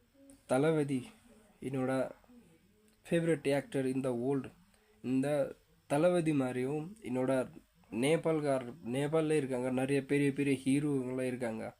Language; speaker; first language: Tamil; non-native, fluent; Nepali